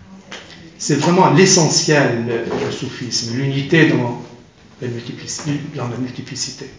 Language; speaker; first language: French; non-native, fluent; Turkish